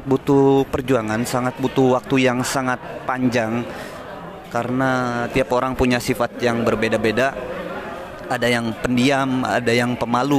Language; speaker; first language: Indonesian; native; Indonesian